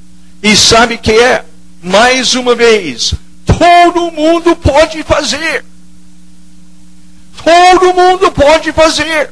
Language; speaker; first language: Portuguese; non-native, fluent; English